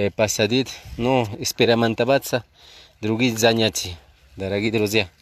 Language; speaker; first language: Russian; non-native, learner; Spanish